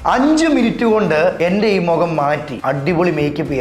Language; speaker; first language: Malayalam; native; Malayalam